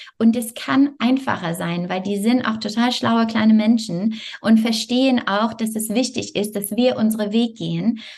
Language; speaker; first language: German; non-native, fluent; French